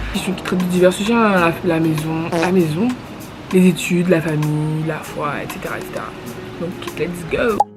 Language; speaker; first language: French; native; French